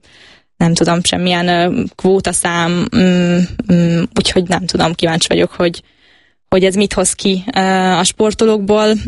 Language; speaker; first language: Hungarian; native; Hungarian